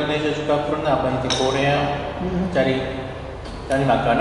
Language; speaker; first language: Indonesian; non-native, learner; Korean